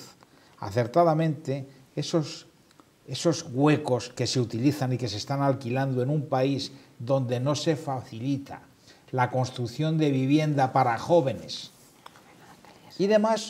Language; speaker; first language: Spanish; native; Spanish